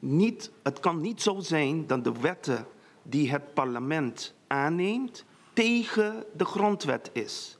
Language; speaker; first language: Dutch; non-native, local second language; Papiamento